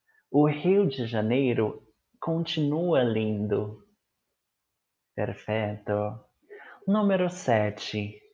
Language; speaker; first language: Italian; non-native, learner; Portuguese